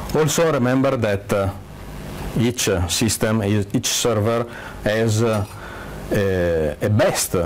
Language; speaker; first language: English; non-native, fluent; Italian